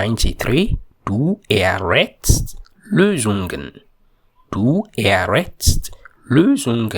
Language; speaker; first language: German; non-native, fluent; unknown